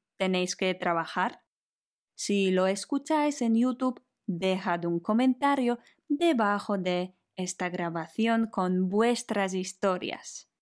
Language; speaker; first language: Spanish; non-native, fluent; Polish